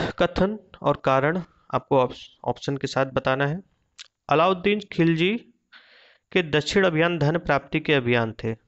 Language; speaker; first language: Hindi; native; Hindi